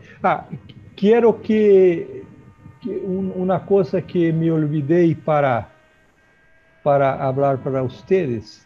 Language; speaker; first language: Spanish; non-native, learner; Portuguese